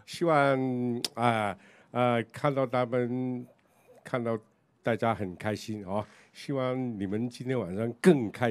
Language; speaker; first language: Chinese; non-native, local second language; Cantonese